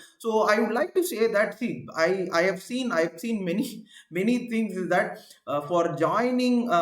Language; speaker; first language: English; non-native, local second language; Tamil